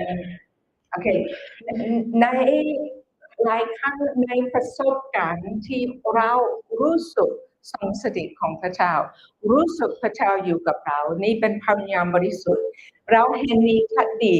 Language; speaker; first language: Thai; non-native, fluent; English